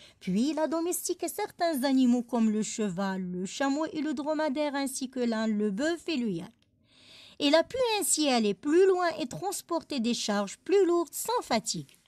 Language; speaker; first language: French; non-native, local second language; Arabic